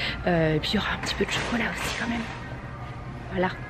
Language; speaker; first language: French; native; French